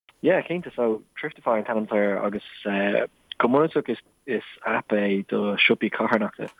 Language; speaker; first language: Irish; non-native, local second language; English